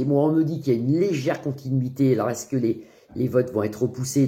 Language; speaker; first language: French; native; French